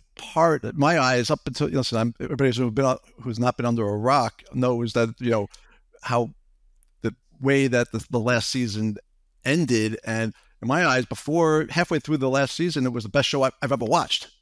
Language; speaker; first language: English; native; English